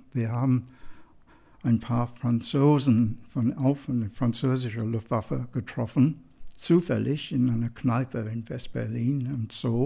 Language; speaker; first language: German; non-native, fluent; English